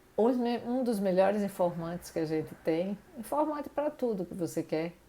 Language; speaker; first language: Portuguese; native; Portuguese